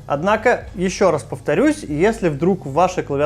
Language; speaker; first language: Russian; native; Russian